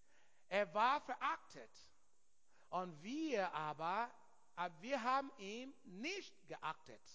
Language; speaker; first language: German; non-native, learner; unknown